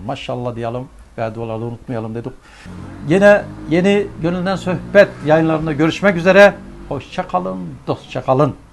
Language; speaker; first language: Turkish; early bilingual, heritage; Turkish